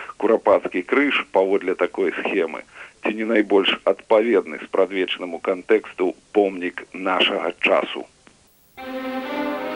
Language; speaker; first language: Belarusian; native; Belarusian